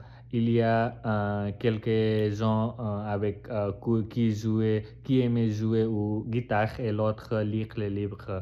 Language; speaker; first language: French; non-native, learner; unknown